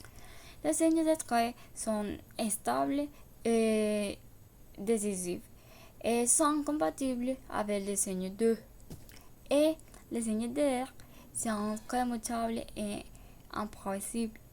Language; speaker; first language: French; non-native, learner; Spanish